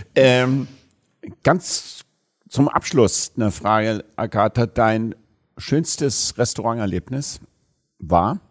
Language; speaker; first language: German; native; German